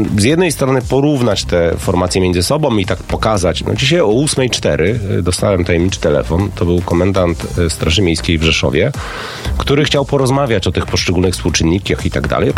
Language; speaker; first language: Polish; native; Polish